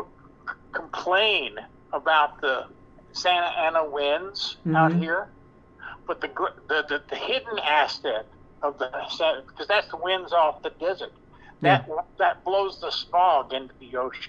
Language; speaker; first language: English; native; English